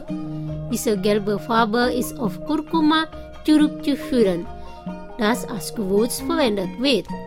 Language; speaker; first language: German; non-native, fluent; Indonesian